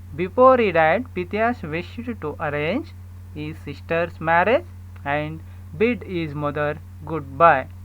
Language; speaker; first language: English; non-native, local second language; Kannada